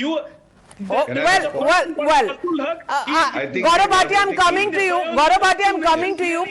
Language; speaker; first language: English; non-native, local second language; Hindi